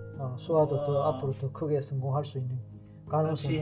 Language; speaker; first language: Korean; native; Korean